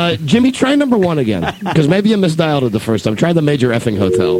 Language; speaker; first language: English; native; English